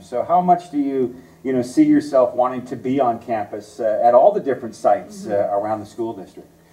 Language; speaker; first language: English; native; English